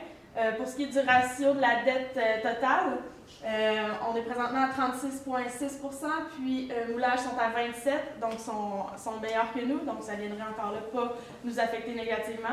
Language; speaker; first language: French; native; French